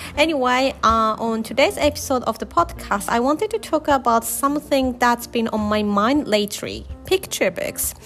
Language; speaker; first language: English; non-native, fluent; Japanese